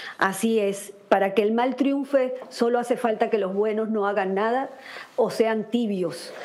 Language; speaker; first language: Spanish; native; Spanish